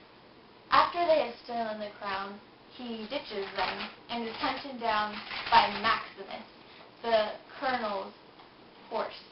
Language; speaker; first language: English; native; English